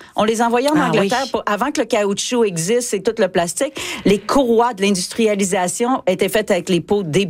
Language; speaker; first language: French; native; French